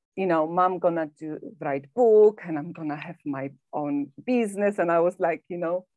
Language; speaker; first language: English; non-native, fluent; Polish